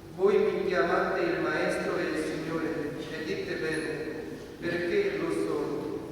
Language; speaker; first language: Italian; non-native, fluent; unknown